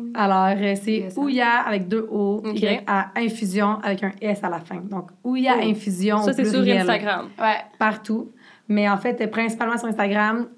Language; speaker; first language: French; native; French